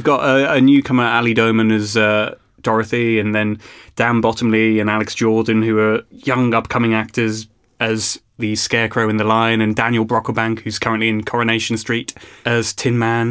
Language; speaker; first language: English; native; English